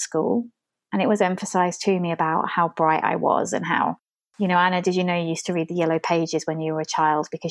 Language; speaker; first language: English; native; English